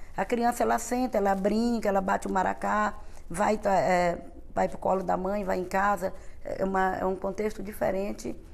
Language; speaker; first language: Portuguese; non-native, local second language; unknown